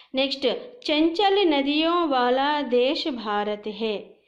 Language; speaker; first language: Hindi; non-native, local second language; Telugu